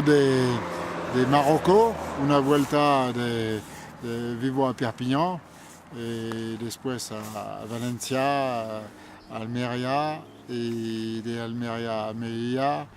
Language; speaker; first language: Spanish; non-native, learner; French